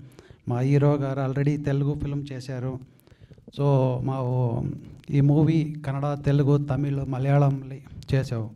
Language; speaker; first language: Telugu; non-native, learner; Kannada